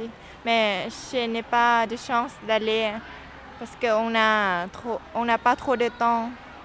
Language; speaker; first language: French; non-native, learner; Lao